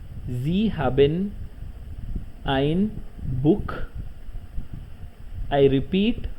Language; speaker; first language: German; non-native, learner; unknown